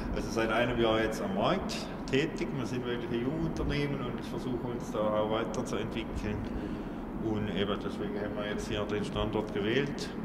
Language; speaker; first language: German; native; German